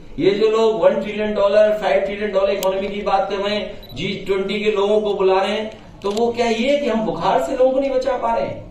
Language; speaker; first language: Hindi; native; Hindi